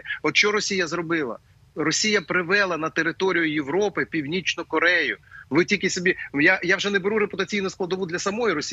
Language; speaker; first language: Ukrainian; native; Ukrainian